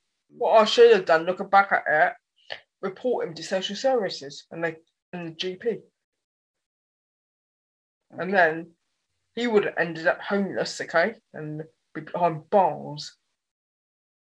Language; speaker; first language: English; native; English